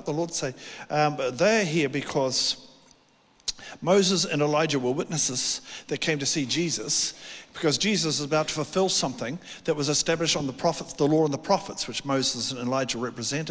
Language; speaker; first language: English; native; English